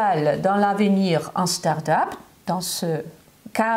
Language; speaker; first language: French; non-native, fluent; German